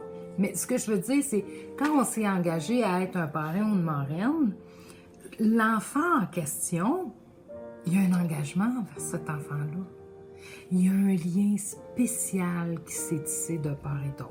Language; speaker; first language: French; native; French